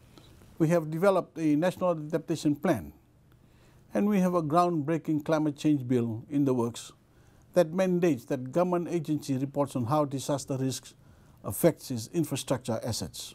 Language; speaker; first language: English; non-native, local second language; Fijian